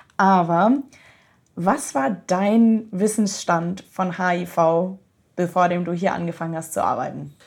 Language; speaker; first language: German; native; German